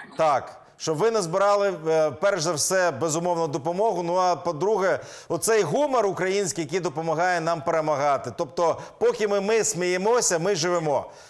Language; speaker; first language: Ukrainian; native; Ukrainian